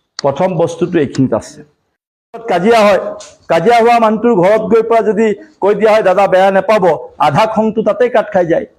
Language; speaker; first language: Assamese; non-native, local second language; Marwari